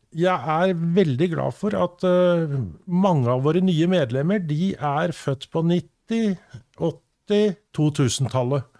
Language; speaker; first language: Norwegian; native; Norwegian